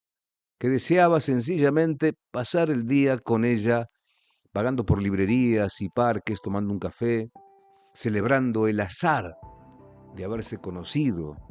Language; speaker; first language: Spanish; native; Spanish